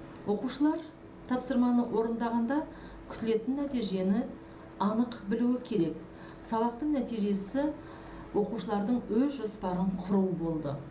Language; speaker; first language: Kazakh; native; Kazakh